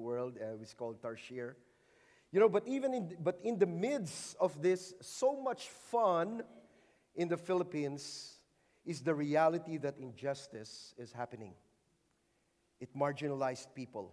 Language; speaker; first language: English; non-native, local second language; Filipino